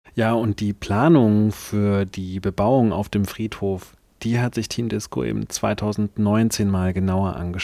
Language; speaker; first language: German; native; German